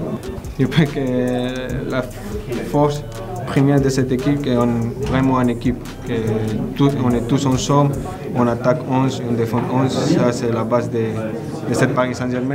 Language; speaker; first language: French; non-native, fluent; Spanish